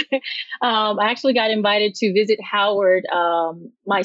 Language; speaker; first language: English; native; English